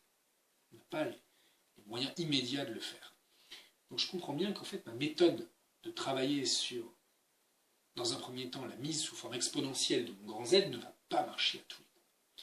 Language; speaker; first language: French; native; French